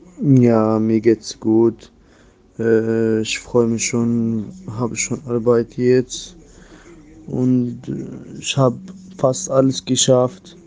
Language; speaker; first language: German; non-native, learner; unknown